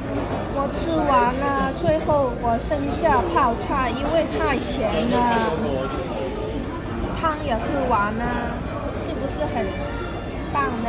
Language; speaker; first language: Chinese; non-native, local second language; Cantonese